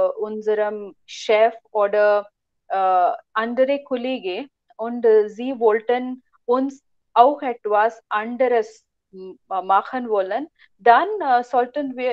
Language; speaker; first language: German; non-native, learner; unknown